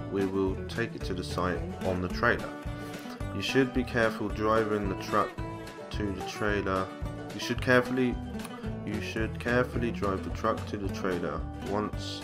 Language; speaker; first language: English; native; English